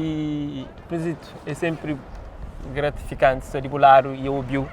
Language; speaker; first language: Portuguese; non-native, local second language; Kabuverdianu